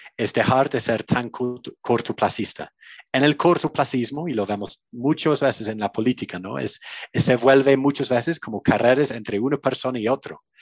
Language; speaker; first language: Spanish; non-native, fluent; English